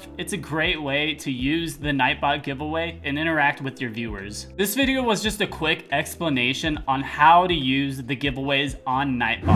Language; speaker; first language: English; native; English